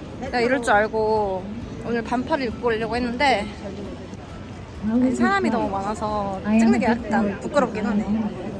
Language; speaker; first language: Korean; native; Korean